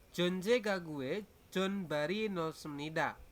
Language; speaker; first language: Korean; non-native, learner; Indonesian